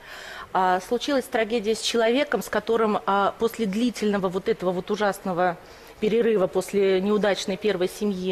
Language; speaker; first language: Russian; native; Russian